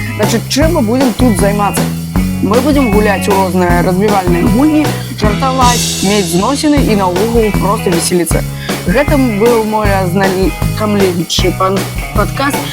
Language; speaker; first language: Belarusian; non-native, local second language; Russian